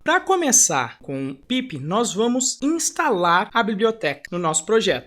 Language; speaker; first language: Portuguese; native; Portuguese